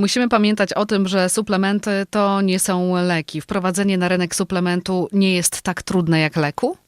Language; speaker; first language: Polish; native; Polish